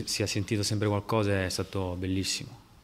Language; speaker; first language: Italian; non-native, fluent; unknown